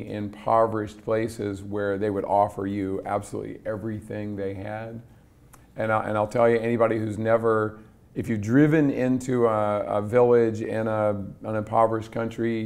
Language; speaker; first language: English; native; English